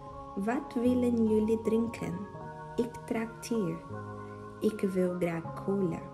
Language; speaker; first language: Dutch; non-native, learner; Portuguese